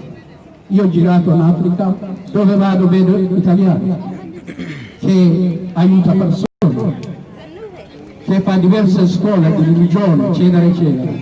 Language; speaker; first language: Italian; non-native, learner; Oromo